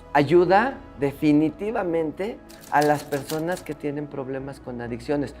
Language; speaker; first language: Spanish; native; Spanish